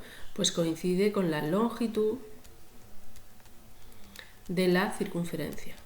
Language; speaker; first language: Spanish; native; Spanish